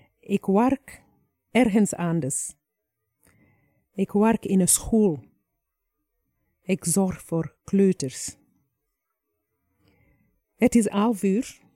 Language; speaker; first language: Dutch; non-native, fluent; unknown